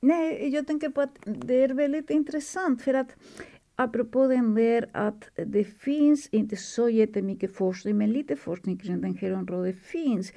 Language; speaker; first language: Swedish; non-native, fluent; Spanish